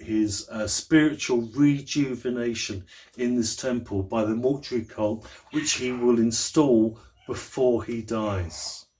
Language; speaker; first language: English; native; English